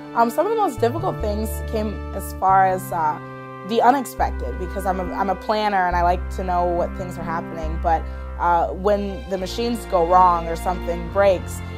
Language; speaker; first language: English; native; English